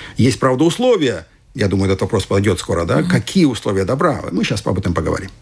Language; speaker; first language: Russian; non-native, fluent; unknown